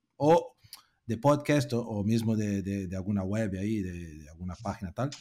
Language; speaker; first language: Spanish; non-native, fluent; Portuguese